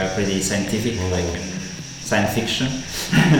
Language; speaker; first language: English; non-native, fluent; Italian